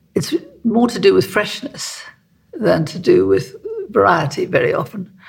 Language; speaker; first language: English; native; English